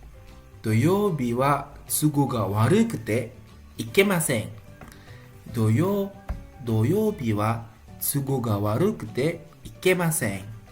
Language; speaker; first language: Japanese; non-native, fluent; Indonesian